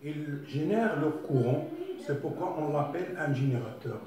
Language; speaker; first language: French; non-native, local second language; Arabic